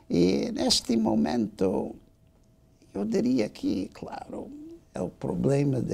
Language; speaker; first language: Portuguese; non-native, fluent; English